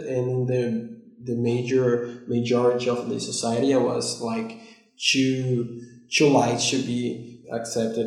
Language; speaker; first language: English; non-native, fluent; Portuguese